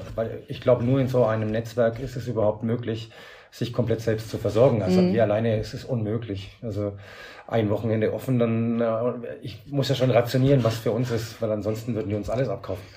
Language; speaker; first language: German; native; German